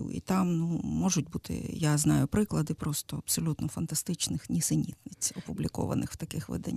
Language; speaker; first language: Ukrainian; native; Ukrainian